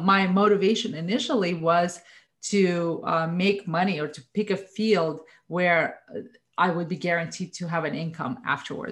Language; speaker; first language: English; non-native, fluent; Russian